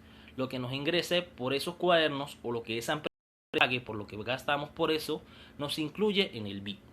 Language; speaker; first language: Spanish; native; Spanish